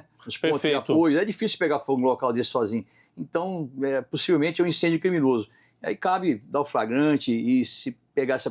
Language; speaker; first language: Portuguese; native; Portuguese